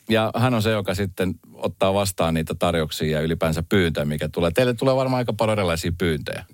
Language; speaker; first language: Finnish; native; Finnish